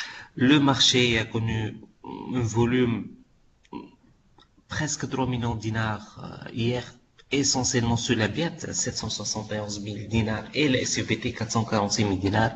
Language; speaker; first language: French; non-native, local second language; Arabic